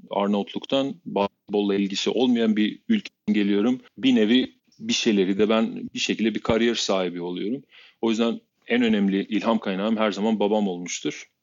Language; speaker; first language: Turkish; non-native, fluent; Albanian